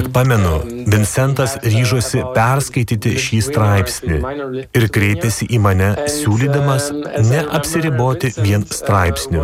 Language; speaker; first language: Lithuanian; non-native, fluent; German